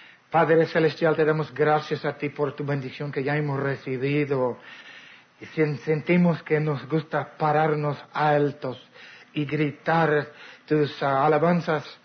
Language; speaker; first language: Spanish; non-native, fluent; English